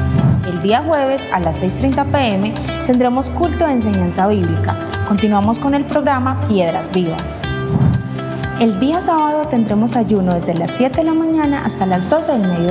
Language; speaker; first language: Spanish; native; Spanish